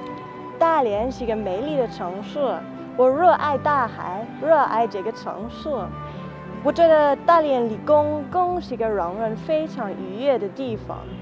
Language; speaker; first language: Chinese; non-native, fluent; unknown